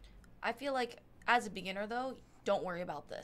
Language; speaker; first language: English; native; English